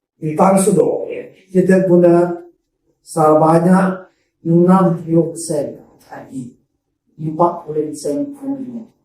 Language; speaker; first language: Malay; non-native, local second language; Chinese